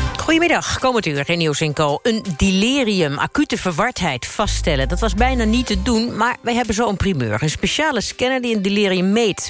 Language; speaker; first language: Dutch; native; Dutch